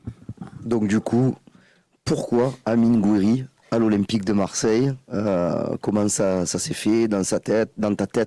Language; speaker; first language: French; native; French